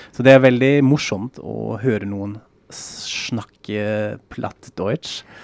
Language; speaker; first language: Norwegian; non-native, fluent; German